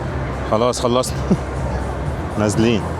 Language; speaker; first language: Arabic; native; Arabic